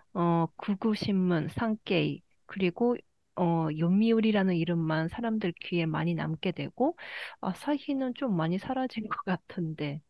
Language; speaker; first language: Korean; early bilingual, heritage; Korean